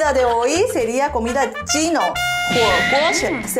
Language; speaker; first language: Spanish; non-native, learner; Korean